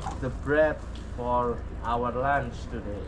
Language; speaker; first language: English; non-native, learner; Indonesian